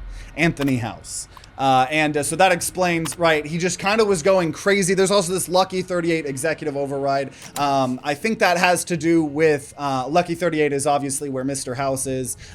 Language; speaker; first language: English; native; English